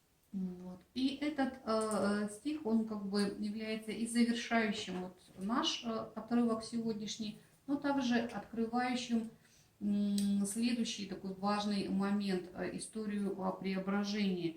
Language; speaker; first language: Russian; native; Russian